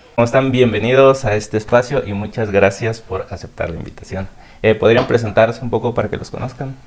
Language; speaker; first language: Spanish; native; Spanish